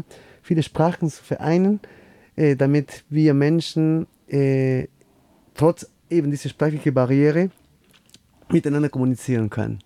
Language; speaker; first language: German; non-native, fluent; Spanish